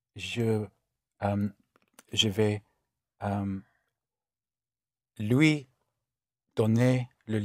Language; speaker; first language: French; non-native, learner; English